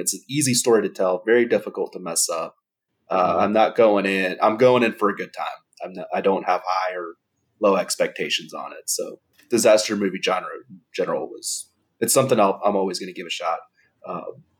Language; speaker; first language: English; early bilingual, other home language; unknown